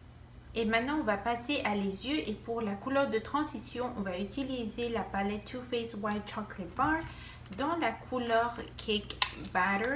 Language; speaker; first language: French; non-native, fluent; Spanish